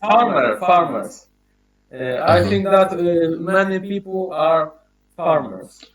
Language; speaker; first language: English; non-native, learner; Polish